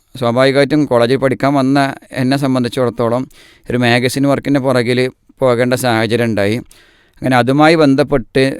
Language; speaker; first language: Malayalam; native; Malayalam